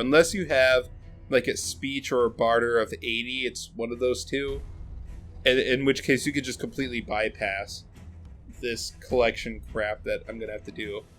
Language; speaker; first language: English; native; English